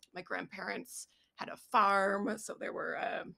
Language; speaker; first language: English; native; English